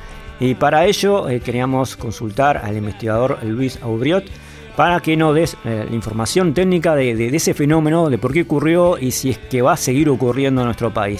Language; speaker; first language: Spanish; native; Spanish